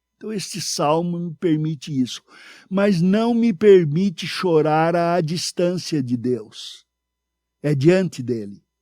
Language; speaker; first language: Portuguese; native; Portuguese